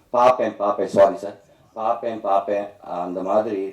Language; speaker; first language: Tamil; non-native, local second language; Telugu